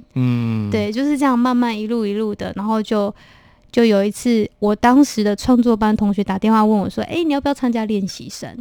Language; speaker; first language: Chinese; non-native, local second language; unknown